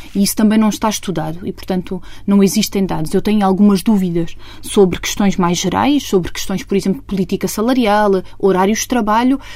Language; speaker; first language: Portuguese; native; Portuguese